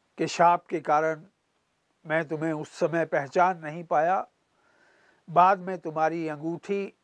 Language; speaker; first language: Hindi; native; Hindi